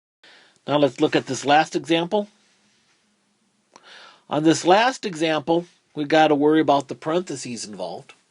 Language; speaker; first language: English; native; English